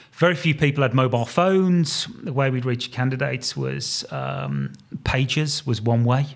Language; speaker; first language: English; native; English